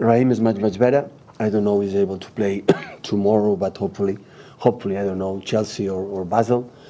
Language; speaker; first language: English; non-native, learner; Catalan